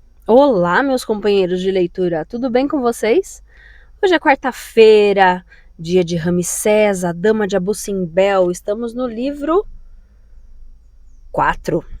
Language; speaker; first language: Portuguese; native; Portuguese